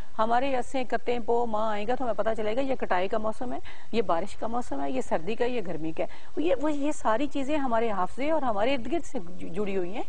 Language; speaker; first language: Urdu; non-native, local second language; Punjabi